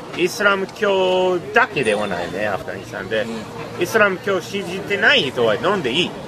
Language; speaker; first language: Japanese; non-native, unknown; English